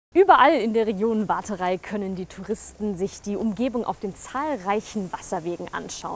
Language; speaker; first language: German; native; German